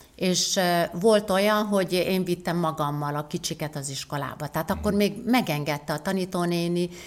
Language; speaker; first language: Hungarian; native; Hungarian